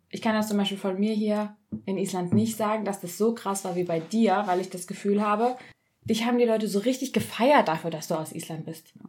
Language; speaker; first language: German; native; German